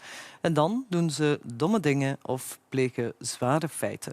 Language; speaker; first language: Dutch; native; Dutch